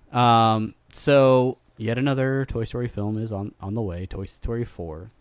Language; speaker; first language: English; native; English